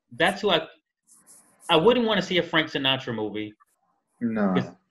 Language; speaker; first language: English; native; English